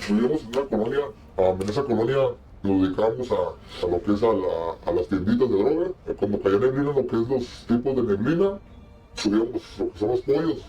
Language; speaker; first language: Spanish; native; Spanish